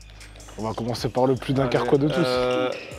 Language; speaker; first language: French; native; French